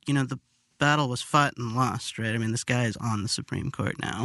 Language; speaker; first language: English; native; English